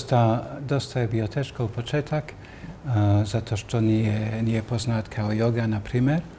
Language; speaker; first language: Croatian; non-native, learner; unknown